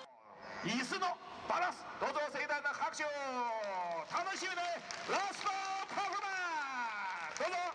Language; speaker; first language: Japanese; non-native, learner; Chinese